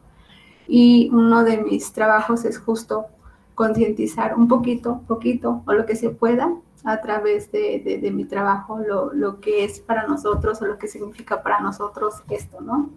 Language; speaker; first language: Spanish; non-native, local second language; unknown